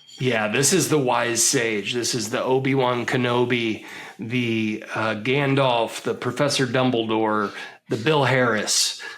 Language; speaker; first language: English; native; English